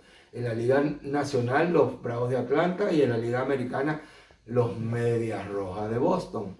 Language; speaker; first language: Spanish; native; Spanish